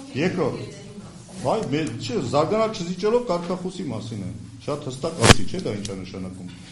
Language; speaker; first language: Armenian; native; Armenian